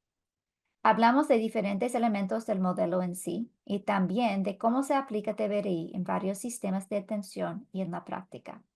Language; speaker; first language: Spanish; non-native, fluent; English